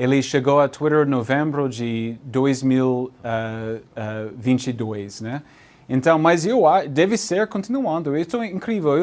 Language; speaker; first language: Portuguese; non-native, learner; English